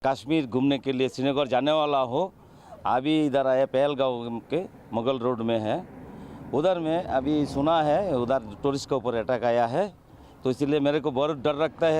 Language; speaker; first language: Hindi; non-native, local second language; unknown